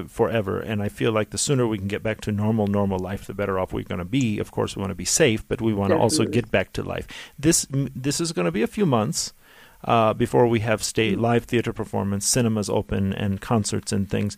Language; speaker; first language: English; native; English